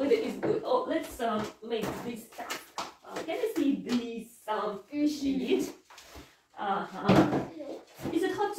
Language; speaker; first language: English; non-native, fluent; Russian